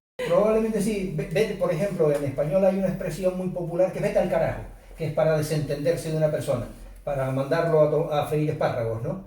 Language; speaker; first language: Spanish; native; Spanish